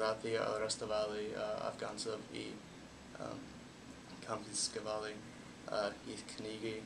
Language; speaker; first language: Russian; non-native, learner; English